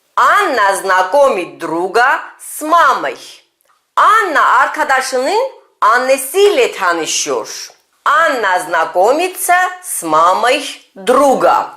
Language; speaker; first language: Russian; non-native, fluent; Turkish